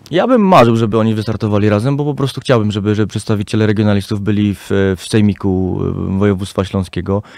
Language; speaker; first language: Polish; native; Polish